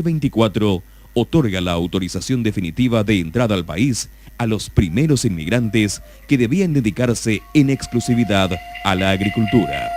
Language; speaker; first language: Spanish; native; Spanish